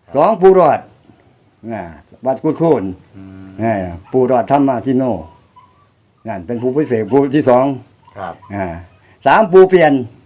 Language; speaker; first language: Thai; native; Thai